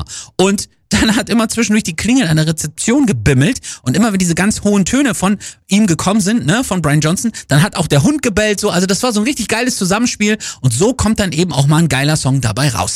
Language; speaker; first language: German; native; German